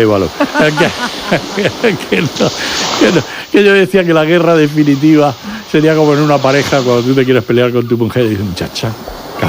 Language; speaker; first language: Spanish; native; Spanish